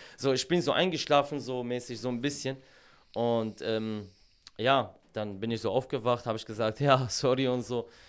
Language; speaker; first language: German; non-native, fluent; Arabic